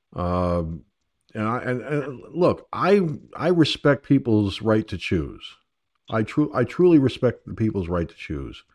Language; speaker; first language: English; native; English